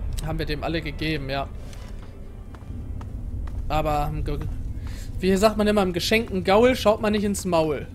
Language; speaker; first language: German; native; German